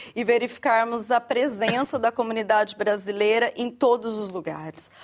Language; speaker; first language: Portuguese; native; Portuguese